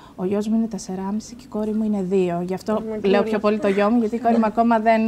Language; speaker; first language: Greek; early bilingual, other home language; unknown